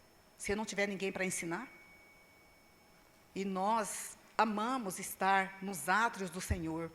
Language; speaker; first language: Portuguese; native; Portuguese